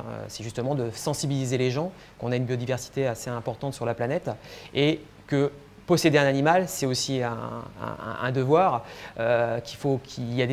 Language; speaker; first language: French; native; French